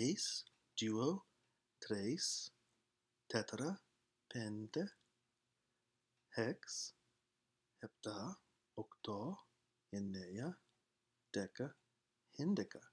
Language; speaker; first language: Greek; non-native, fluent; English